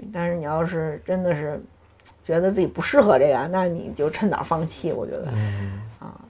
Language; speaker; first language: Chinese; native; Chinese